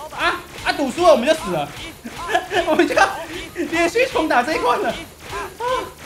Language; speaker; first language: Chinese; native; Chinese